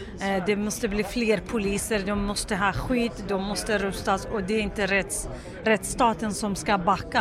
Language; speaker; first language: Swedish; non-native, fluent; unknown